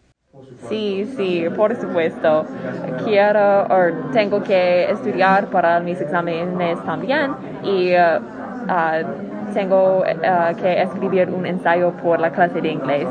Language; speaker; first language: Spanish; non-native, learner; English